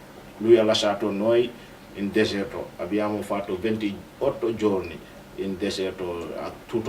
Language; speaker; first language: Italian; non-native, learner; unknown